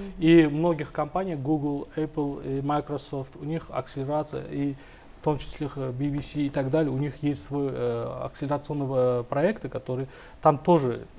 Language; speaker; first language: Russian; non-native, local second language; Uzbek